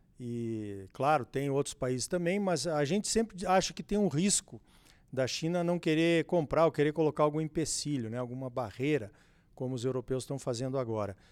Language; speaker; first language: Portuguese; native; Portuguese